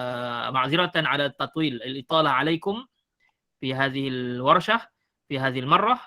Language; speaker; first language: Arabic; non-native, fluent; Malay